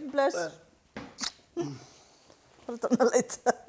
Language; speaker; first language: Icelandic; non-native, learner; Portuguese